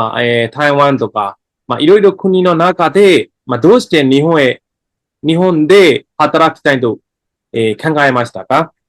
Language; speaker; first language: Japanese; non-native, fluent; Burmese